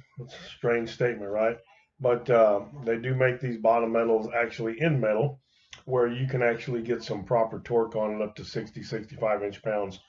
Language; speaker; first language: English; native; English